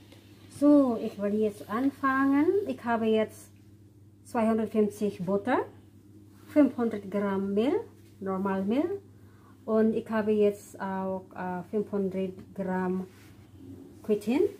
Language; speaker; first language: German; non-native, learner; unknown